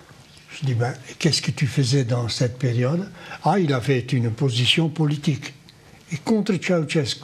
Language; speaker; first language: French; non-native, local second language; Dutch